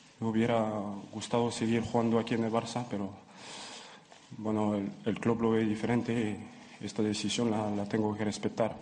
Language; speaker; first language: Spanish; non-native, fluent; French